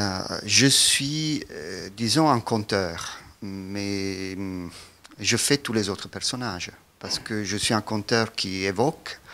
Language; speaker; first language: French; non-native, fluent; Italian